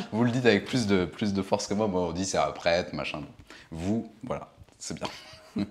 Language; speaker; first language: French; native; French